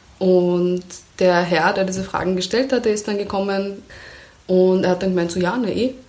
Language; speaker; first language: German; early bilingual, other home language; Persian